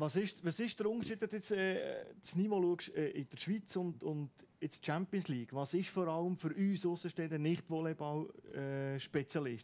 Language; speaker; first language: German; native; German